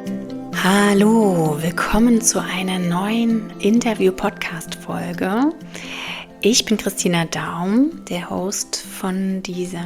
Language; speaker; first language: German; native; German